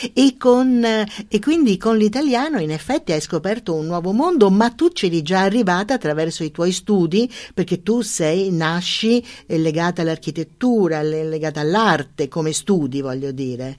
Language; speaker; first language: Italian; native; Italian